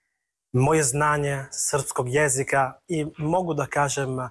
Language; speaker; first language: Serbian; non-native, fluent; Italian